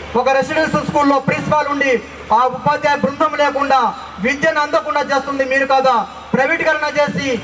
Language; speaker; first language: Telugu; non-native, local second language; Lambadi